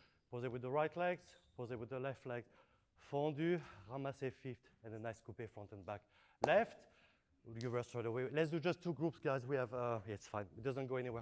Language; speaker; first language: English; non-native, fluent; French